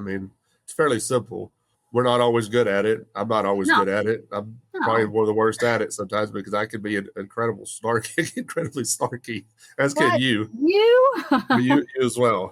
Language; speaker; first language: English; native; English